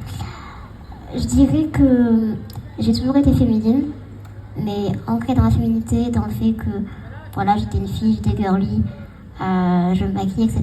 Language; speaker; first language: French; native; French